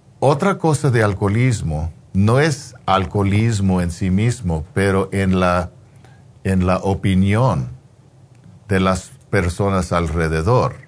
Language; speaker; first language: Spanish; non-native, fluent; English